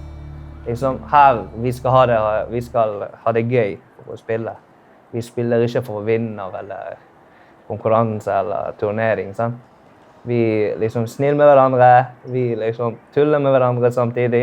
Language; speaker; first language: Norwegian; non-native, fluent; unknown